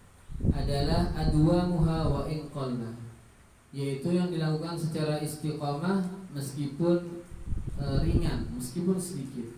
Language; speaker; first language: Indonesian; non-native, local second language; Javanese